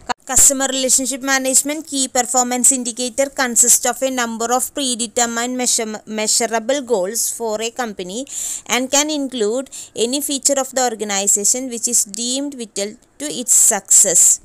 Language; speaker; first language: English; non-native, local second language; Malayalam